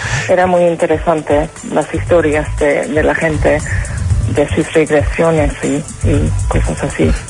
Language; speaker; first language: Spanish; non-native, learner; English